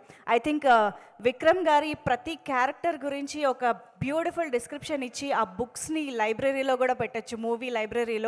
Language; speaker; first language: Telugu; native; Telugu